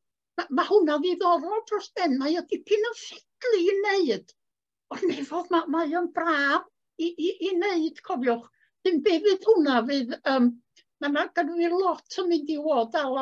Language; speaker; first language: Welsh; native; Welsh